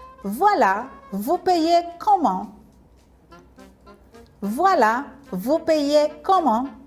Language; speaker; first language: French; non-native, fluent; Spanish